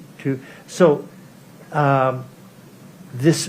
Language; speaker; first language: English; native; English